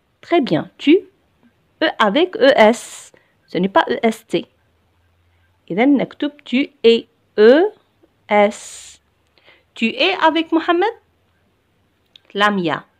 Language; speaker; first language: French; non-native, local second language; Arabic